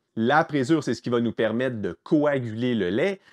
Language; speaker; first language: French; native; French